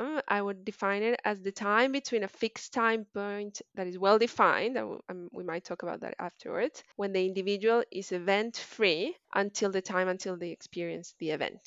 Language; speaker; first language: English; non-native, fluent; Spanish